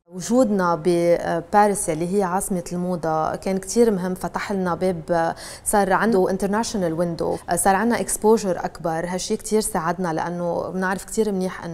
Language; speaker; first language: Arabic; native; Arabic